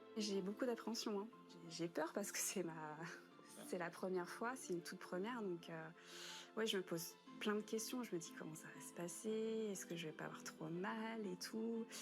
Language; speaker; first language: French; native; French